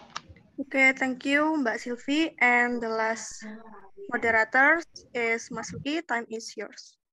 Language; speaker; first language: English; non-native, learner; Indonesian